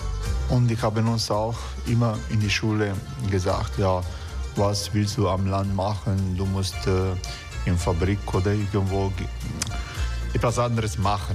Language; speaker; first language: German; non-native, fluent; Croatian